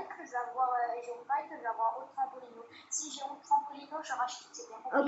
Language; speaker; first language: French; native; French